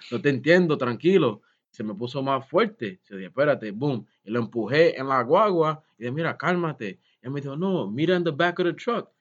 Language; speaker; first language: Spanish; early bilingual, heritage; Spanish